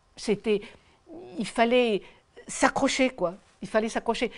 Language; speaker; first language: French; native; French